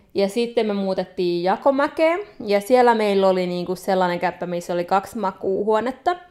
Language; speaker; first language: Finnish; early bilingual, other home language; Nepali